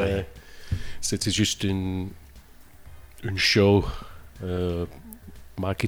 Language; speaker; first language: French; non-native, learner; English